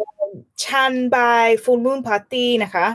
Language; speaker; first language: Thai; non-native, learner; English